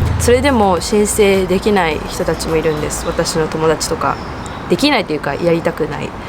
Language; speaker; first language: Japanese; early bilingual, heritage; Japanese